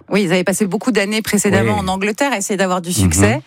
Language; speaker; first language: French; native; French